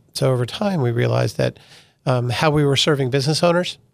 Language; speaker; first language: English; early bilingual, other home language; Italian